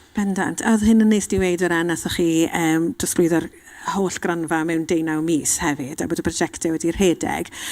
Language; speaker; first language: Welsh; native; Welsh